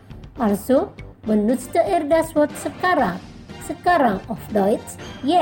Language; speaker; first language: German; non-native, fluent; Indonesian